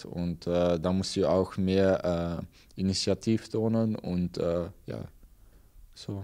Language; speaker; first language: German; non-native, learner; Dutch